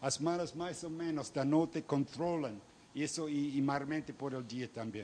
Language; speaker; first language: Portuguese; non-native, fluent; Spanish